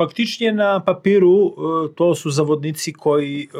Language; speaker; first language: Polish; non-native, fluent; Serbian